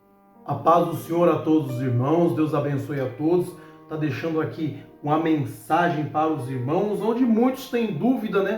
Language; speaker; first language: Portuguese; native; Portuguese